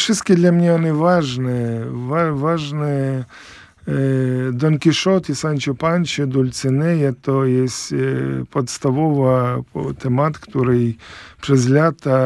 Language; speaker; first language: Polish; non-native, learner; Ukrainian